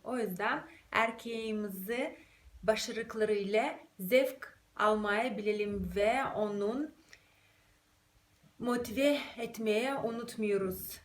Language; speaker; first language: Turkish; non-native, fluent; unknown